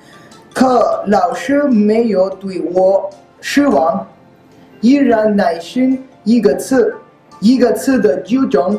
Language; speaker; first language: Chinese; non-native, learner; Spanish